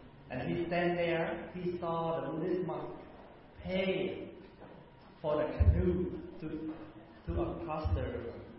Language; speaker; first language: English; non-native, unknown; Vietnamese